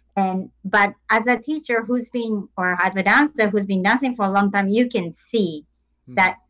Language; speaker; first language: English; non-native, fluent; Japanese